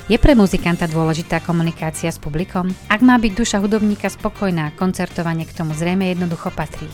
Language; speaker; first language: Slovak; native; Slovak